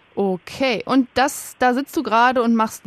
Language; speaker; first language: German; native; German